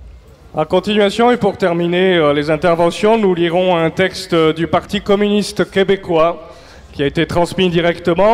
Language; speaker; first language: French; native; French